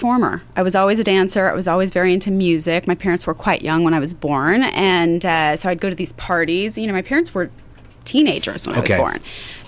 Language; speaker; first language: English; native; English